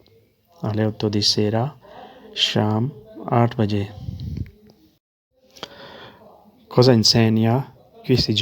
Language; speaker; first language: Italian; non-native, learner; Urdu